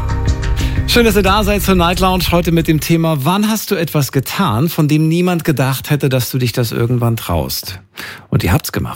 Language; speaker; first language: German; native; German